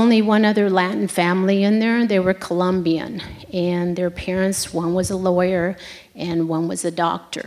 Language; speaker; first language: English; native; English